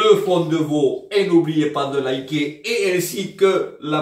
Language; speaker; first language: French; native; French